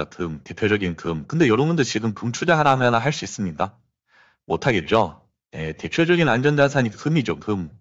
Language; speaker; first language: Korean; native; Korean